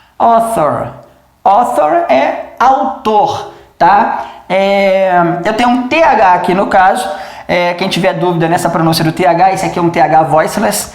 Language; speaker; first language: Portuguese; native; Portuguese